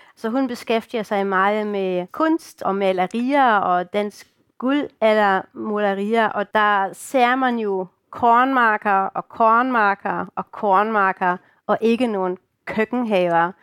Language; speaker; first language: Danish; non-native, fluent; German